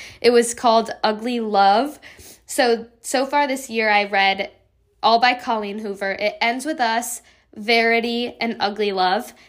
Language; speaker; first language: English; native; English